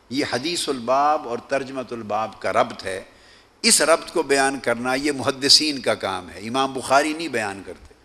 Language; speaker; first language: Urdu; native; Urdu